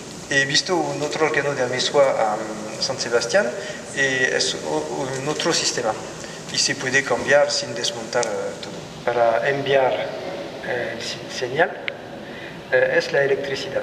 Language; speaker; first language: Spanish; non-native, learner; French